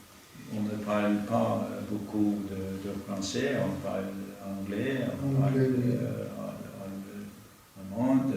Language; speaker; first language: French; non-native, fluent; Norwegian